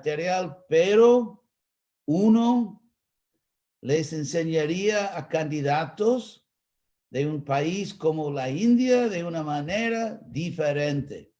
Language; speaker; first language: Spanish; non-native, fluent; English